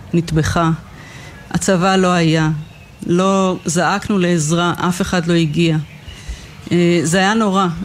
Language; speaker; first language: Hebrew; native; Hebrew